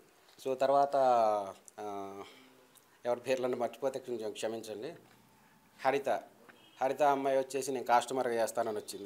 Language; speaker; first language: Telugu; native; Telugu